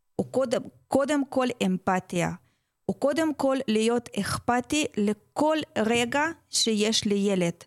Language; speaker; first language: Hebrew; non-native, fluent; Russian